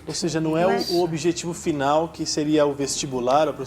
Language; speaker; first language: Portuguese; native; Portuguese